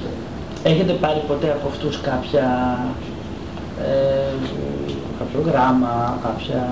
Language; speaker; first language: Greek; native; Greek